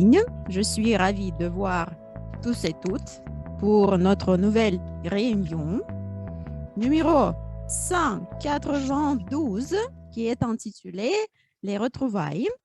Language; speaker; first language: French; non-native, fluent; Russian